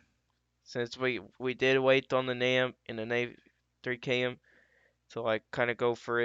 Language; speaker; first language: English; native; English